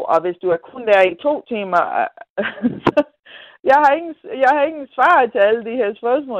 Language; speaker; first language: Danish; non-native, fluent; English